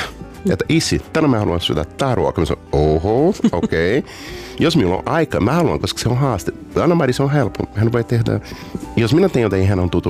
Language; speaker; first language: Finnish; non-native, fluent; Portuguese